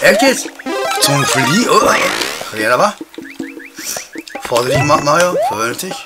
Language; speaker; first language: German; native; German